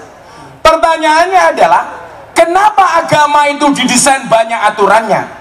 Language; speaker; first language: Indonesian; non-native, local second language; Javanese